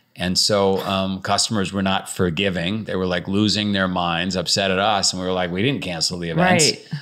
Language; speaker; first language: English; native; English